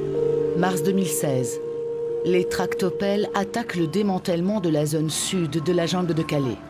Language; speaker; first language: French; native; French